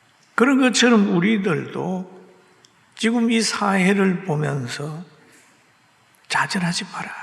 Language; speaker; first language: Korean; native; Korean